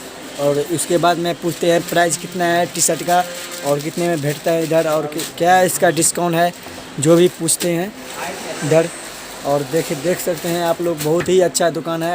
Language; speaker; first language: Hindi; non-native, local second language; Maithili